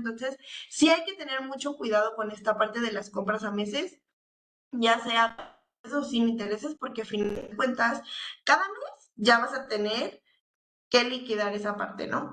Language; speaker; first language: Spanish; native; Spanish